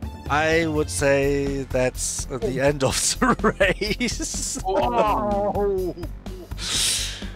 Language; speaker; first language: English; non-native, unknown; German